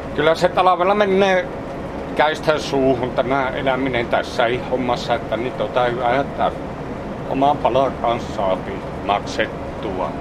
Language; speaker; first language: Finnish; native; Finnish